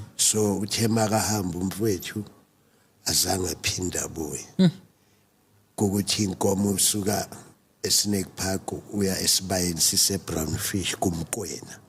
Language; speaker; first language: Zulu; native; Zulu